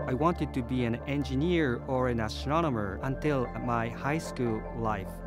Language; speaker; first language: English; non-native, fluent; Japanese